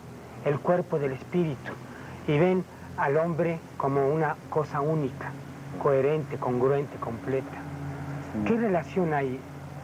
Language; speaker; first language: Spanish; native; Spanish